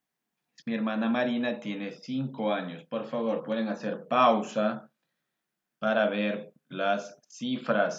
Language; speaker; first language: Spanish; non-native, fluent; English